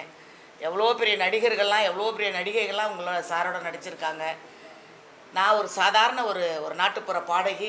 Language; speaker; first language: Tamil; native; Tamil